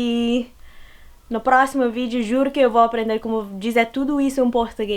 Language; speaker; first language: Portuguese; non-native, learner; English